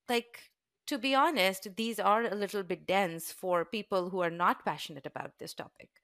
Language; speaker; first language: English; non-native, local second language; Hindi